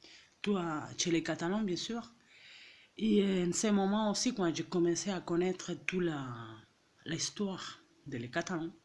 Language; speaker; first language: French; non-native, fluent; Catalan